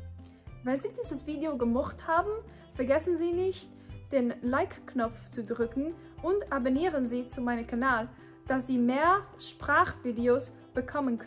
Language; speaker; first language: German; non-native, fluent; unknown